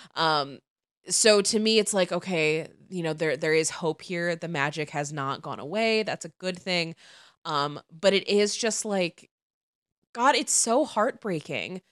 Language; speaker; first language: English; native; English